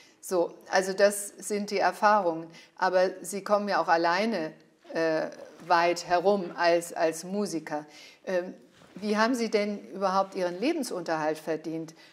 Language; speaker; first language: German; native; German